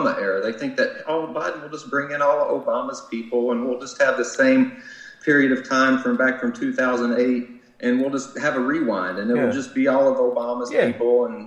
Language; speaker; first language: English; native; English